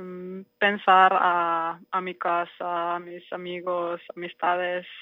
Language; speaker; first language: Spanish; non-native, learner; Finnish